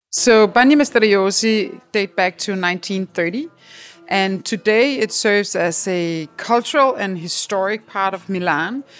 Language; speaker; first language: English; non-native, fluent; Danish